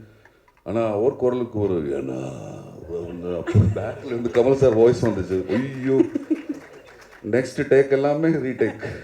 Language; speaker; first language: Tamil; non-native, learner; Malayalam